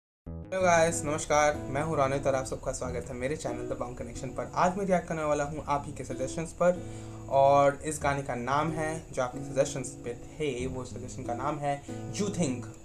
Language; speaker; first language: Hindi; non-native, local second language; Bangla